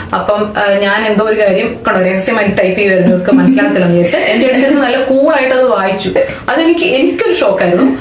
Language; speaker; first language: Malayalam; native; Malayalam